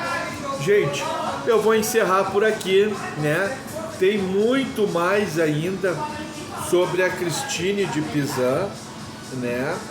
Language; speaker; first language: Portuguese; native; Portuguese